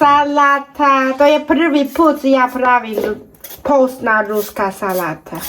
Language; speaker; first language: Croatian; non-native, learner; Chinese